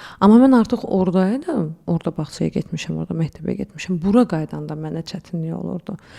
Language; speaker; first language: Azerbaijani; early bilingual, heritage; Azerbaijani